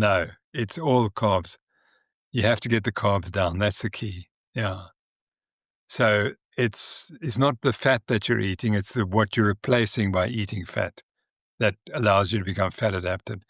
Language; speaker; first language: English; native; English